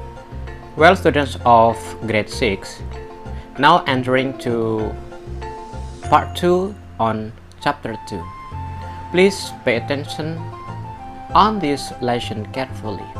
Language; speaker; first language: English; non-native, learner; Indonesian